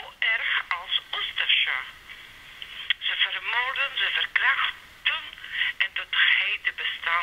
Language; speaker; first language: Dutch; non-native, learner; Serbian